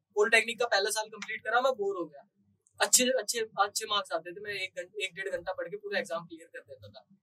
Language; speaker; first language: Hindi; native; Hindi